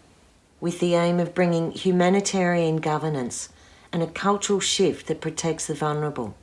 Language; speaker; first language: English; native; English